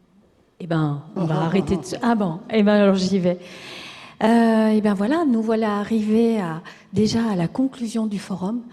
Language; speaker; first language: French; native; French